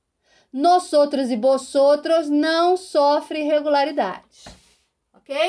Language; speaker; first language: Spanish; non-native, fluent; Portuguese